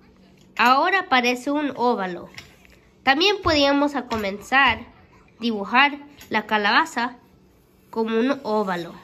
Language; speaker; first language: Spanish; early bilingual, heritage; Spanish